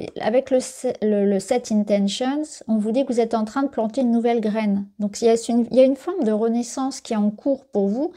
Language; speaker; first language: French; native; French